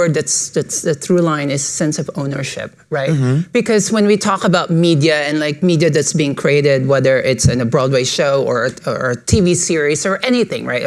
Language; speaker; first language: English; non-native, local second language; Filipino